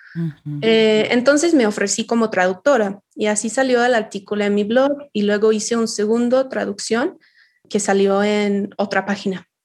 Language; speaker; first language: Spanish; non-native, fluent; English